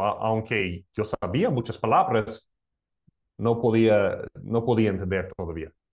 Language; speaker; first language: Spanish; non-native, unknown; English